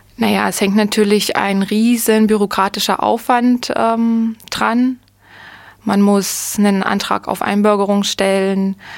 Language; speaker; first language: German; early bilingual, other home language; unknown